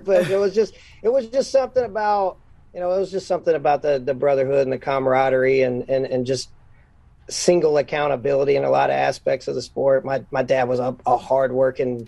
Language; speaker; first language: English; native; English